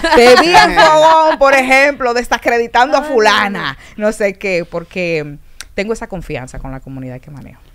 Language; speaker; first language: Spanish; native; Spanish